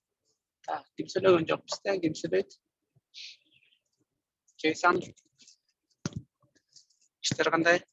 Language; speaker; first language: Kyrgyz; native; Kyrgyz